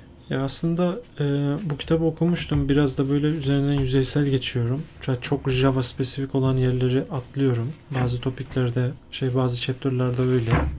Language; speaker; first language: Turkish; native; Turkish